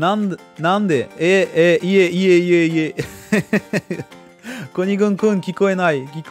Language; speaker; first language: Japanese; non-native, learner; French